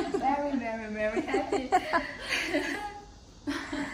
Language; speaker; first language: English; non-native, learner; Chinese